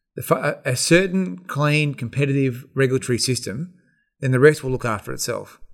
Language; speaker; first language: English; native; English